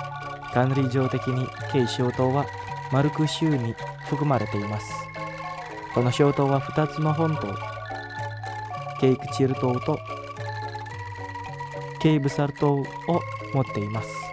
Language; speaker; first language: Japanese; non-native, fluent; Indonesian